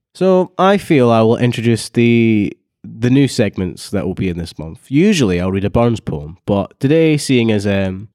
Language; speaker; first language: English; native; English